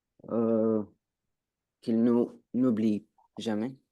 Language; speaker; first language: French; non-native, learner; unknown